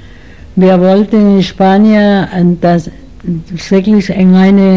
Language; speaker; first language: German; non-native, learner; Spanish